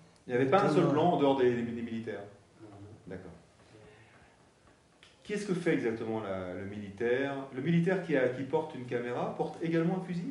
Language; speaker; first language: French; native; French